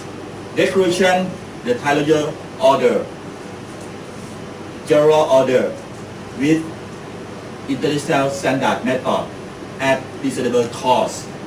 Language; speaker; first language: English; non-native, learner; Thai